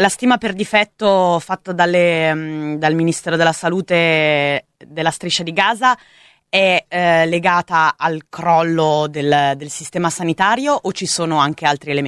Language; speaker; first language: Italian; native; Italian